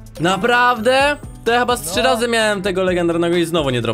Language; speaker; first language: Polish; native; Polish